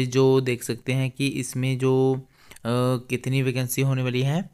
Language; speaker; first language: Hindi; native; Hindi